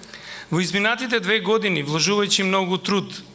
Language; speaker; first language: Macedonian; native; Macedonian